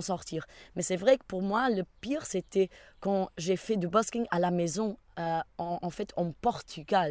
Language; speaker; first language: French; non-native, fluent; Portuguese